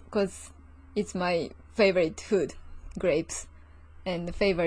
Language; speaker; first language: English; non-native, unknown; Japanese